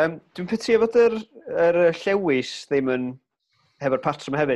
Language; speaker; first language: Welsh; native; Welsh